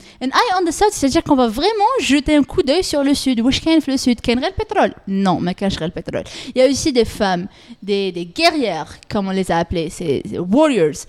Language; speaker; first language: French; non-native, local second language; Arabic